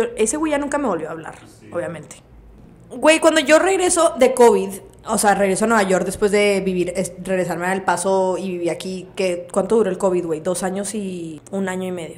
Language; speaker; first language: Spanish; native; Spanish